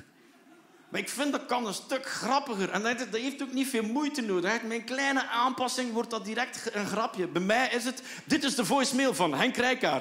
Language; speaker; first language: Dutch; native; Dutch